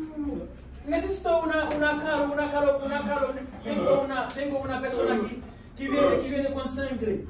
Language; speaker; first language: Spanish; non-native, learner; Haitian Creole